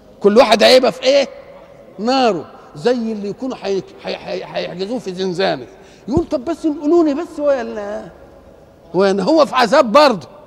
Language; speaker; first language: Arabic; native; Arabic